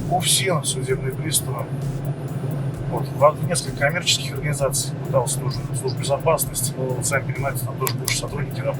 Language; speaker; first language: Russian; native; Russian